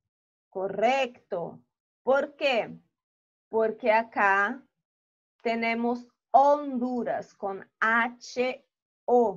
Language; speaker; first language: Spanish; non-native, fluent; Portuguese